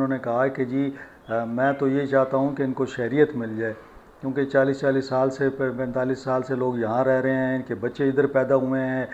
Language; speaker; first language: Urdu; native; Urdu